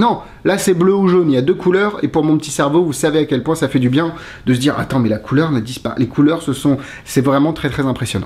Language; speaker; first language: French; native; French